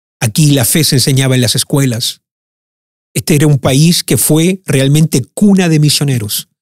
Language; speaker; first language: Spanish; early bilingual, heritage; Spanish